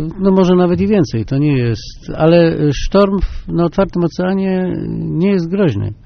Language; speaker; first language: Polish; native; Polish